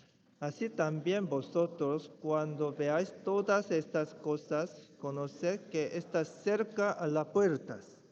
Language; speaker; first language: Spanish; non-native, fluent; Korean